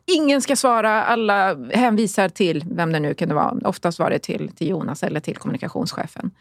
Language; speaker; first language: Swedish; early bilingual, other home language; Spanish